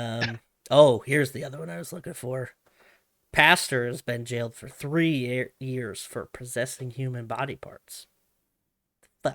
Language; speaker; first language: English; native; English